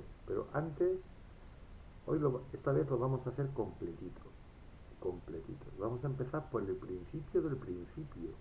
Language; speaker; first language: Spanish; native; Spanish